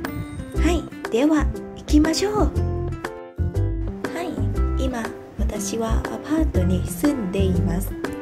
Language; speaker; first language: Japanese; non-native, learner; Thai